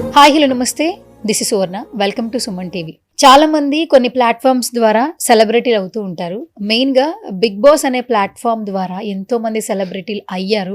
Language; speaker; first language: Telugu; native; Telugu